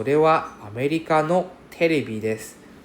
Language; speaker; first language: Japanese; non-native, fluent; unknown